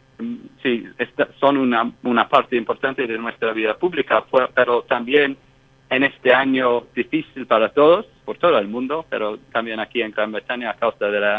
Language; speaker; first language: Spanish; non-native, fluent; English